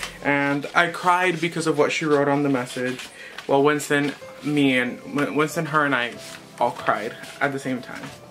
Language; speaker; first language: English; early bilingual, other home language; Spanish